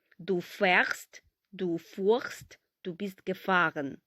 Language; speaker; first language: German; non-native, fluent; Ukrainian